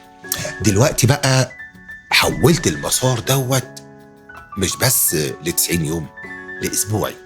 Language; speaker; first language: Arabic; native; Arabic